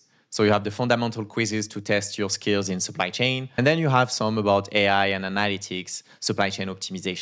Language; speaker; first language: English; non-native, fluent; French